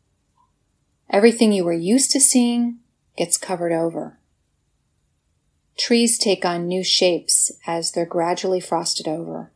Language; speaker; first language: English; native; English